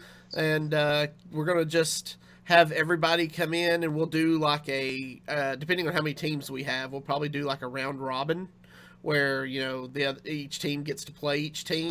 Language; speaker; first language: English; native; English